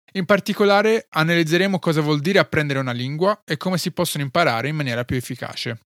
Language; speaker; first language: Italian; early bilingual, other home language; Arabic